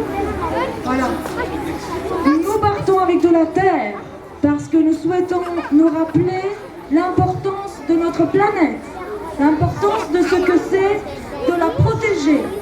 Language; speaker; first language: French; non-native, fluent; Romanian